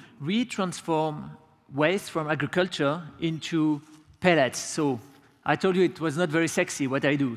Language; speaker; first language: English; non-native, fluent; French